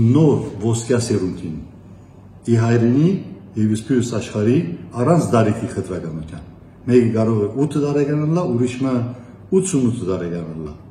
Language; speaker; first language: Armenian; early bilingual, heritage; Armenian